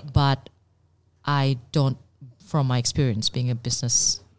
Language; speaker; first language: English; non-native, fluent; Indonesian